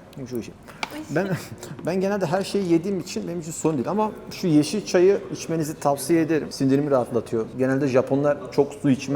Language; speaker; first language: Turkish; native; Turkish